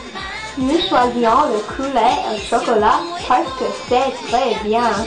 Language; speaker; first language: French; non-native, learner; English